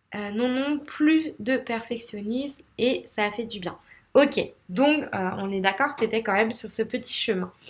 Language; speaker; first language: French; native; French